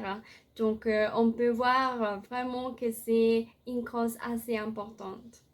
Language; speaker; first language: French; non-native, fluent; Spanish